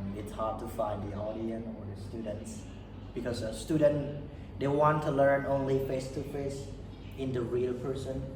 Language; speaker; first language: English; non-native, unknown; Khmer